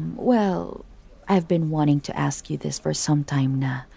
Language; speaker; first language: English; non-native, local second language; Filipino